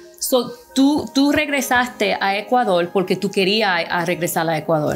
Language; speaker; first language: Spanish; early bilingual, heritage; Spanish